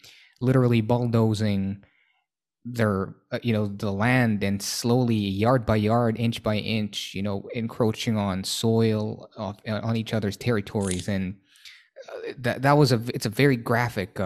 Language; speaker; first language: English; non-native, local second language; Filipino